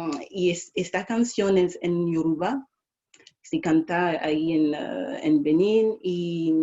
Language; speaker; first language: Spanish; non-native, fluent; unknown